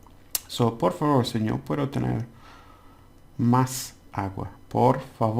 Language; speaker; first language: Spanish; non-native, learner; English